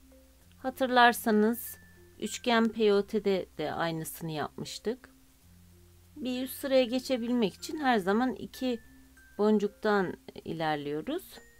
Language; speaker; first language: Turkish; native; Turkish